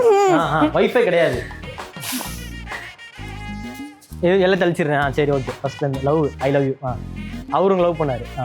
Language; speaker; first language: Tamil; native; Tamil